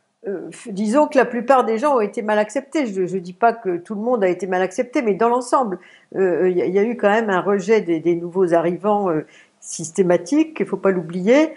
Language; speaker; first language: French; native; French